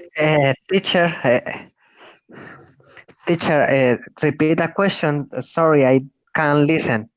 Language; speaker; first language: English; non-native, learner; Spanish